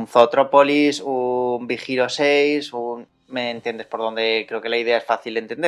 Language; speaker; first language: Spanish; native; Spanish